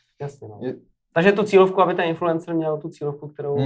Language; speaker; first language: Czech; native; Czech